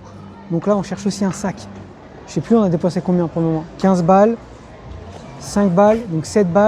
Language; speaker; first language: French; native; French